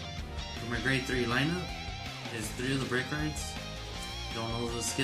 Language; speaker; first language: English; native; English